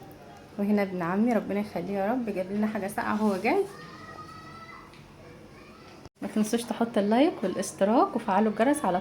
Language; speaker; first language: Arabic; native; Arabic